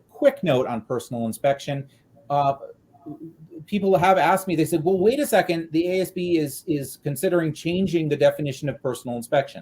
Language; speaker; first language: English; native; English